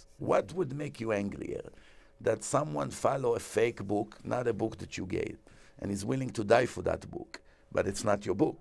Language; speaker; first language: English; non-native, fluent; Hebrew